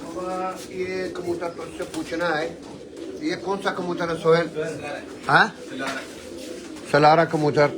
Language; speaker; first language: Hindi; non-native, learner; Arabic